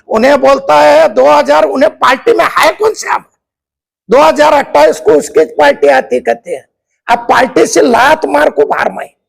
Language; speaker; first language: Hindi; non-native, local second language; Kannada